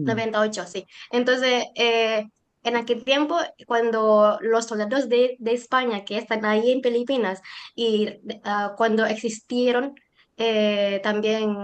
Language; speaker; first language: Spanish; non-native, learner; Indonesian